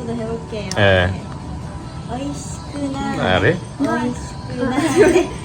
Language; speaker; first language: Korean; non-native, learner; Japanese